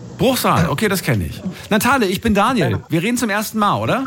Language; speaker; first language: German; native; German